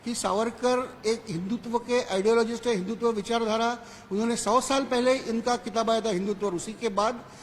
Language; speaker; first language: Hindi; non-native, local second language; Marathi